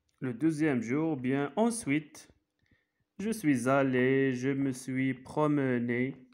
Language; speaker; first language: French; non-native, local second language; Arabic